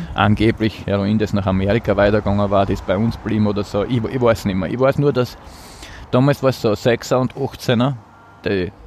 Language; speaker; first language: German; native; German